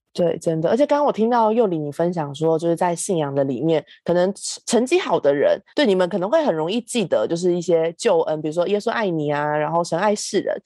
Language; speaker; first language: Chinese; native; Chinese